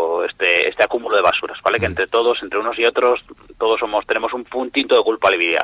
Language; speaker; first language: Spanish; native; Spanish